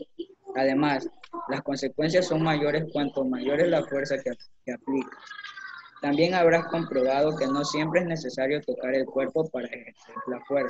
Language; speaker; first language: Spanish; native; Spanish